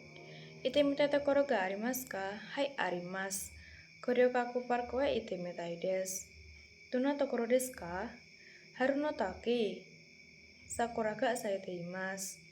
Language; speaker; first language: Japanese; non-native, learner; Indonesian